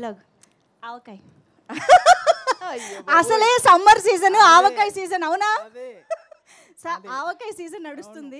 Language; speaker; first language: Telugu; native; Telugu